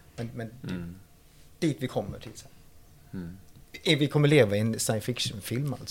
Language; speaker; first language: Swedish; non-native, fluent; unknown